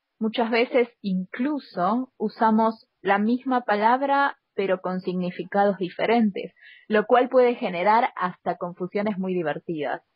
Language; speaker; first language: Spanish; native; Spanish